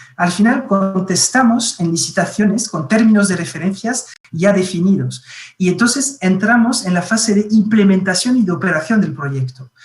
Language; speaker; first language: Spanish; non-native, fluent; French